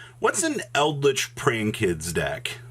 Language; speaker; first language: English; native; English